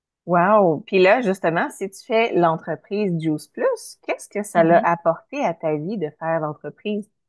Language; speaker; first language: French; native; French